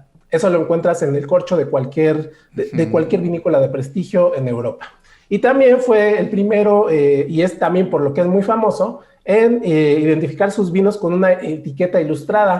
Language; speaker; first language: Spanish; native; Spanish